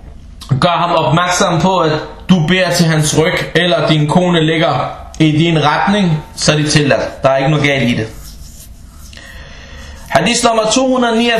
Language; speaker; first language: Danish; early bilingual, other home language; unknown